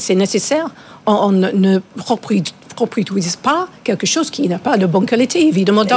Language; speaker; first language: French; non-native, fluent; English